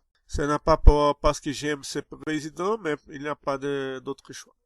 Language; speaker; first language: French; non-native, fluent; Portuguese